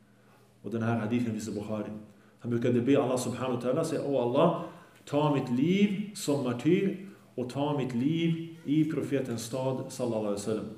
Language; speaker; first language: Swedish; early bilingual, other home language; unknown